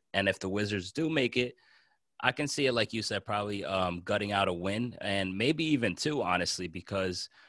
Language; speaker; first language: English; native; English